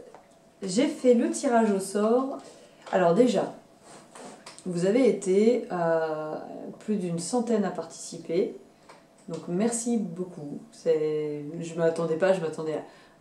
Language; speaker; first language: French; native; French